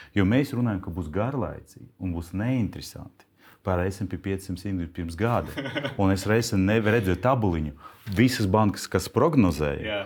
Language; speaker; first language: Latvian; non-native, local second language; Russian